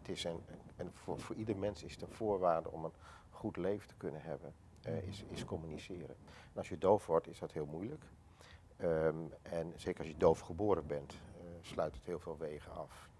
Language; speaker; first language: Dutch; native; Dutch